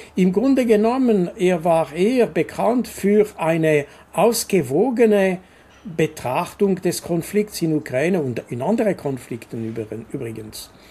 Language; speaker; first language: German; non-native, local second language; French